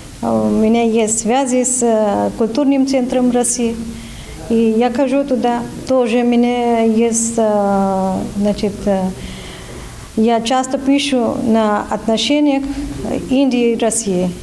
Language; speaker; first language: Russian; non-native, learner; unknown